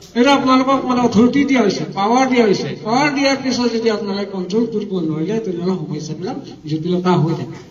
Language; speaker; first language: Assamese; non-native, local second language; Karbi